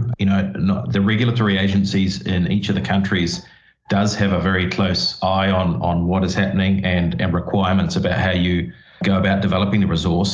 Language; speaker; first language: English; native; English